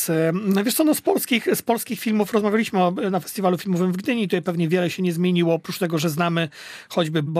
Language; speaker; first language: Polish; native; Polish